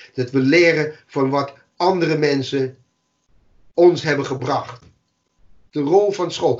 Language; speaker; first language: Dutch; non-native, fluent; English